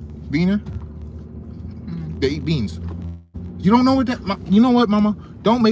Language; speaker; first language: English; native; English